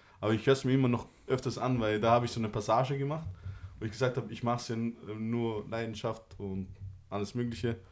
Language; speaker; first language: German; early bilingual, other home language; Albanian